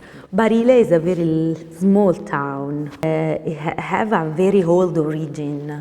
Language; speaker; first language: English; non-native, learner; Italian